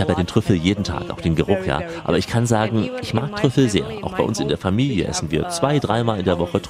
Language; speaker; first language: German; native; German